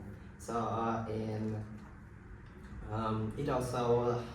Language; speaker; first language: English; non-native, learner; Vietnamese